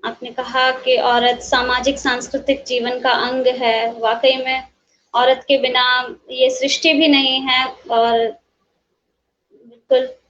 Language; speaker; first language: Hindi; native; Hindi